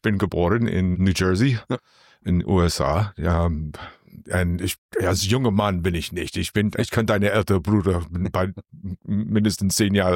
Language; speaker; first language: German; non-native, learner; English